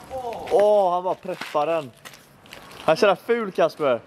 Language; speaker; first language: Swedish; native; Swedish